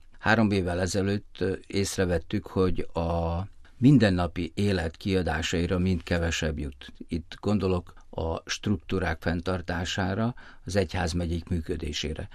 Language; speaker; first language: Hungarian; native; Hungarian